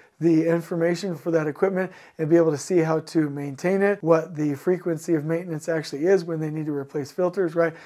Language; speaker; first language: English; native; English